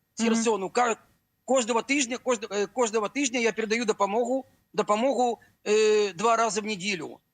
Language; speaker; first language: Ukrainian; non-native, local second language; Russian